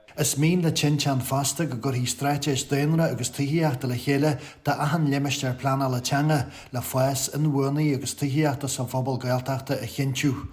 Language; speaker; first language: Irish; native; Irish